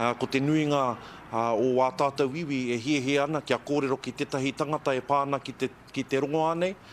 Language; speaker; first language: Māori; native; Māori